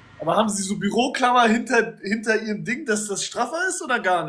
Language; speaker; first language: German; native; German